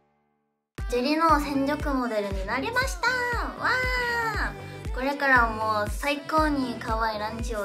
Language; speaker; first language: Japanese; non-native, fluent; Korean